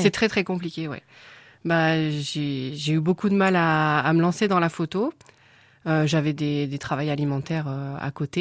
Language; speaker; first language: French; native; French